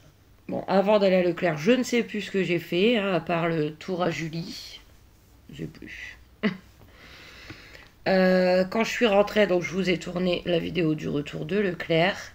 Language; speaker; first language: French; native; French